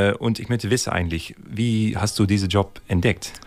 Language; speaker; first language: German; native; German